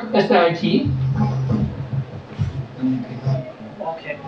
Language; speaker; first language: Spanish; non-native, learner; English